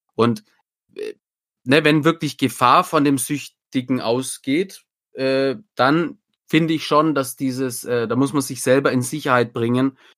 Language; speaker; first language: German; native; German